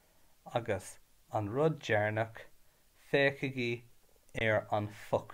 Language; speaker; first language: Irish; non-native, learner; English